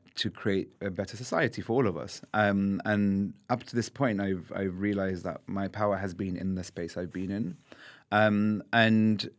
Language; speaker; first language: English; native; English